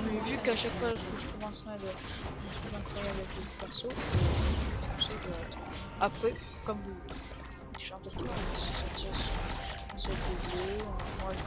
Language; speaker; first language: French; native; French